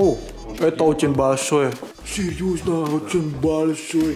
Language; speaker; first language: Russian; non-native, learner; Indonesian